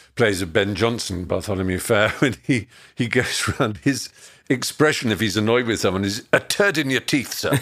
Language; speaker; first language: English; native; English